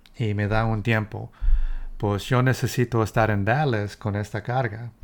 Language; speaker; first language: Spanish; early bilingual, heritage; Spanish